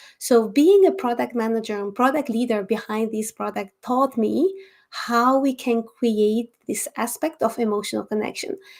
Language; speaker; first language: English; non-native, fluent; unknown